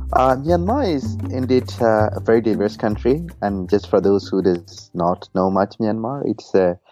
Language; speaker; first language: English; non-native, fluent; Burmese